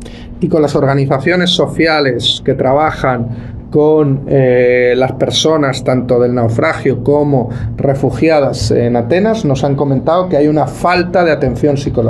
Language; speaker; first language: Spanish; native; Spanish